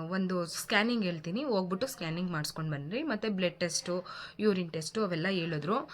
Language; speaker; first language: Kannada; native; Kannada